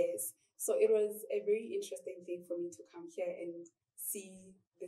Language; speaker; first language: English; non-native, local second language; Tswana